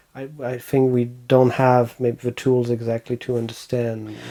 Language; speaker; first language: English; non-native, fluent; French